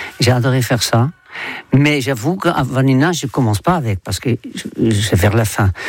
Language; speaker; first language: French; non-native, fluent; Dutch